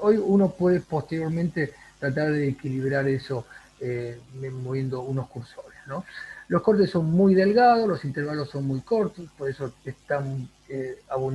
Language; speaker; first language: Spanish; native; Spanish